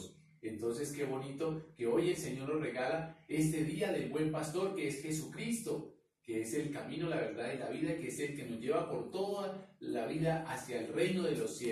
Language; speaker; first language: Spanish; native; Spanish